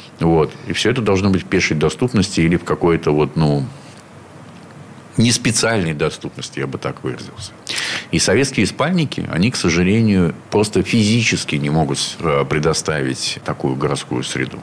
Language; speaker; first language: Russian; native; Russian